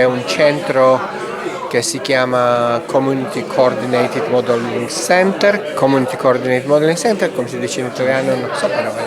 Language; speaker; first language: Italian; non-native, learner; Georgian